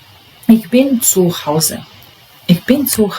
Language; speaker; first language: German; non-native, fluent; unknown